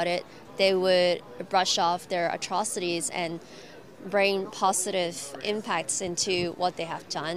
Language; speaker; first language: English; non-native, local second language; Cantonese